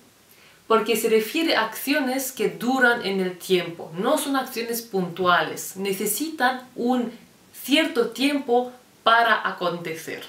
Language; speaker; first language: Spanish; non-native, fluent; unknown